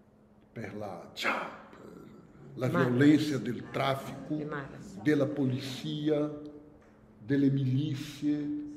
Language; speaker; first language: Italian; non-native, fluent; Portuguese